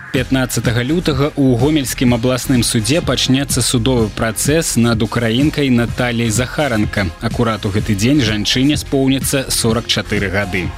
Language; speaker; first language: Belarusian; native; Belarusian